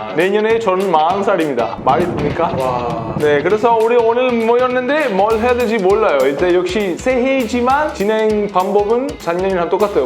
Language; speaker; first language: Korean; non-native, fluent; Italian